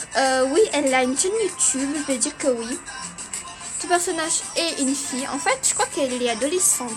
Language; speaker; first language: French; early bilingual, other home language; Portuguese